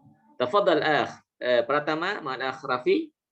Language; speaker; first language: Arabic; non-native, fluent; Indonesian